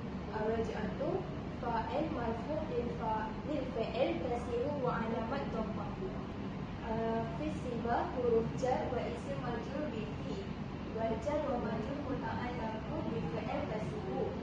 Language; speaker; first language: Arabic; non-native, learner; Malay